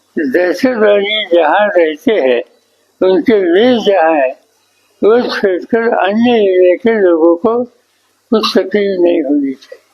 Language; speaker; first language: Hindi; non-native, local second language; Marathi